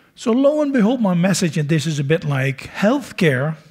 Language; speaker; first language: English; non-native, fluent; Dutch